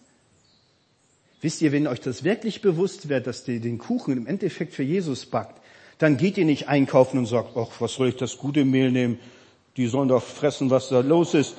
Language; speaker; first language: German; native; German